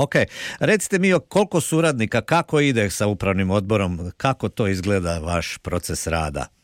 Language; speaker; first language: Serbian; native; Serbian